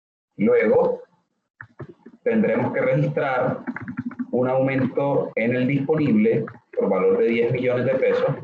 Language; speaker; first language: Spanish; native; Spanish